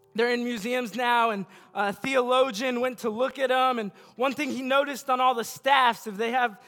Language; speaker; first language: English; native; English